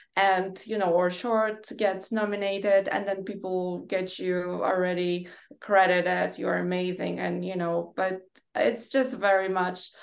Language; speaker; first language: English; non-native, fluent; Polish